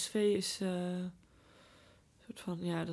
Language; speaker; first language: Dutch; native; Dutch